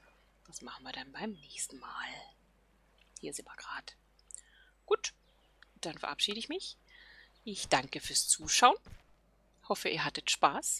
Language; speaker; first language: German; native; German